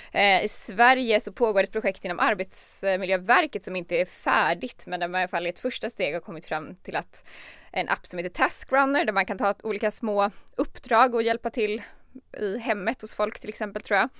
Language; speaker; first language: Swedish; native; Swedish